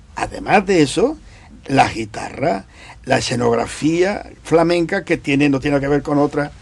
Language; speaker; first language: Spanish; native; Spanish